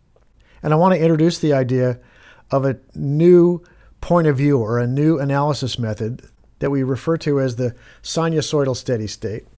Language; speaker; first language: English; native; English